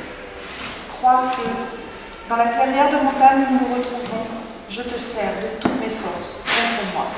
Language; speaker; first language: French; native; French